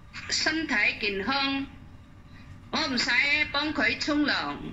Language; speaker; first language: Cantonese; non-native, fluent; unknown